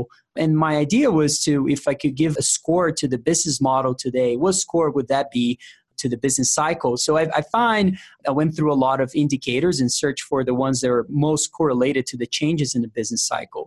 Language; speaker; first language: English; non-native, fluent; Portuguese